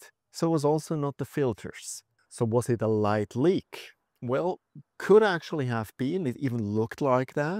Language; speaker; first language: English; non-native, fluent; German